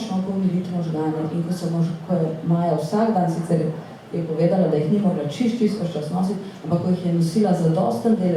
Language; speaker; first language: Slovenian; native; Slovenian